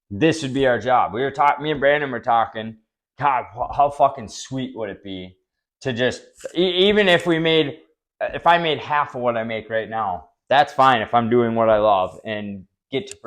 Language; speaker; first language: English; native; English